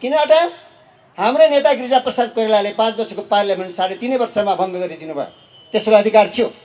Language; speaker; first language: Nepali; native; Nepali